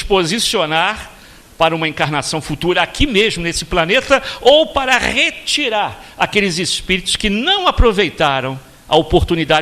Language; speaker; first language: Portuguese; native; Portuguese